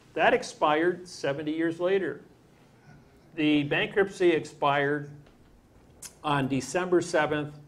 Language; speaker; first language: English; native; English